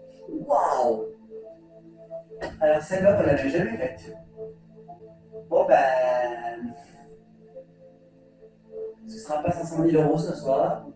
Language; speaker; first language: French; native; French